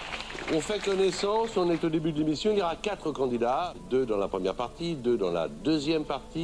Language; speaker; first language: French; native; French